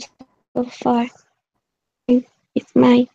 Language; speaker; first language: English; non-native, learner; Spanish